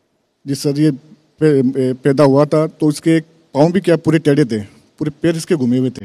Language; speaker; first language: Hindi; native; Hindi